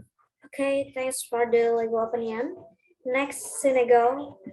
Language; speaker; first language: English; non-native, learner; Indonesian